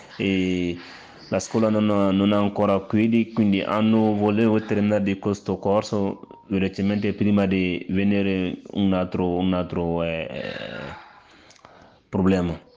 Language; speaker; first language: Italian; non-native, learner; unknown